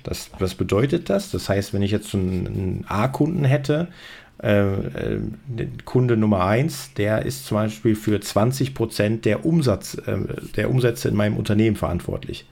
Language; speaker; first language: German; native; German